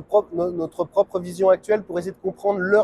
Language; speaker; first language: French; native; French